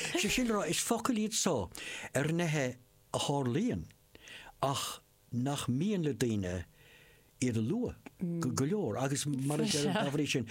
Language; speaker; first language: Irish; non-native, local second language; English